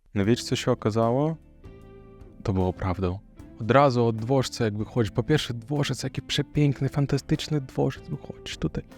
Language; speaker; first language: Polish; non-native, fluent; Russian